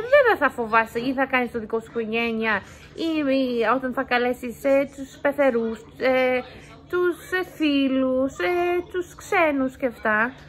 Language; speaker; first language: Greek; early bilingual, heritage; Greek